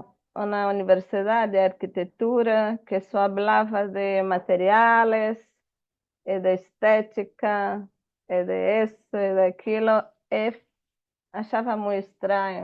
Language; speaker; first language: Spanish; non-native, fluent; Portuguese